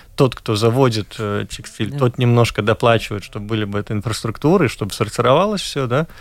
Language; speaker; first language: Russian; non-native, local second language; Latvian